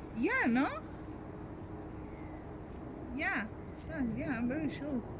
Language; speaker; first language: English; non-native, learner; Spanish